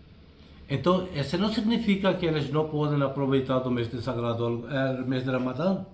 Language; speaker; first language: Portuguese; non-native, fluent; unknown